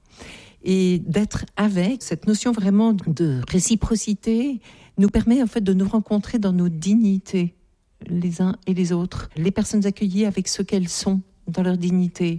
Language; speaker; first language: French; native; French